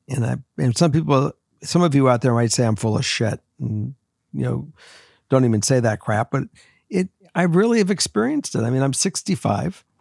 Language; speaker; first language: English; native; English